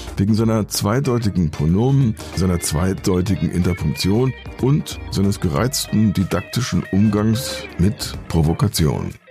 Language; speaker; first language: German; native; German